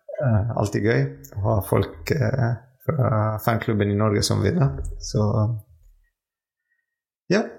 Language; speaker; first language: Norwegian; non-native, fluent; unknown